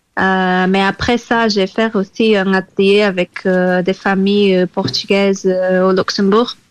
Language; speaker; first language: French; non-native, fluent; Portuguese